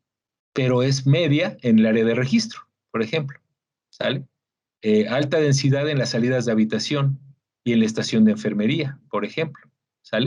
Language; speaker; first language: Spanish; native; Spanish